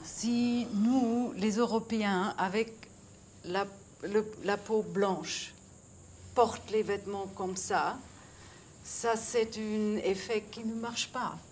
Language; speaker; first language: French; non-native, learner; German